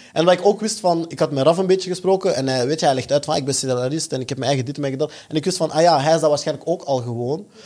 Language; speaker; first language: Dutch; early bilingual, other home language; French